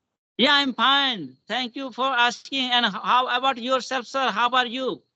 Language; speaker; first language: English; non-native, learner; Hindi